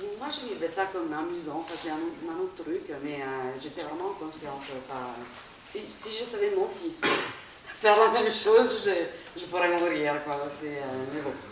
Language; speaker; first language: French; non-native, fluent; Italian